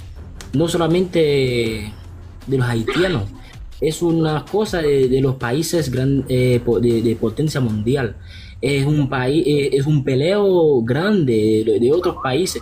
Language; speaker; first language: Spanish; non-native, local second language; Haitian Creole